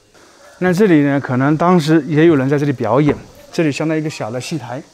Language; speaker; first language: Chinese; native; Chinese